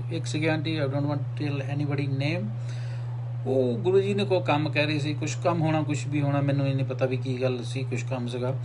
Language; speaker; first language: Hindi; non-native, local second language; Punjabi